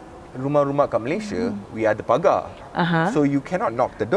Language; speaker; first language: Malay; non-native, local second language; English